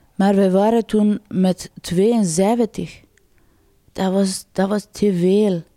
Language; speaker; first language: Dutch; non-native, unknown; Persian